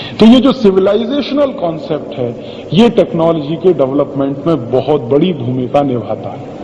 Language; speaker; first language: Hindi; native; Hindi